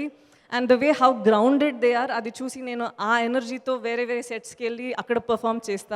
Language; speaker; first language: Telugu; non-native, fluent; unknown